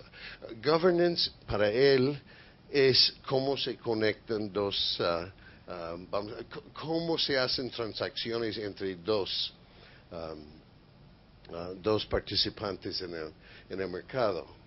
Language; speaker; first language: Spanish; non-native, fluent; English